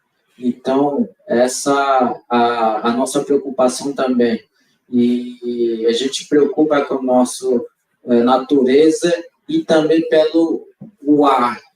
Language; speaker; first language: Portuguese; non-native, local second language; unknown